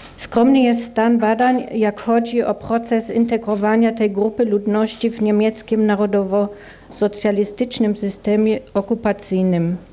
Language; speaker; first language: Polish; non-native, fluent; German